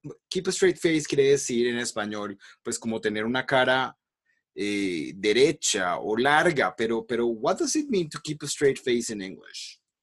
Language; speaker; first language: Spanish; native; Spanish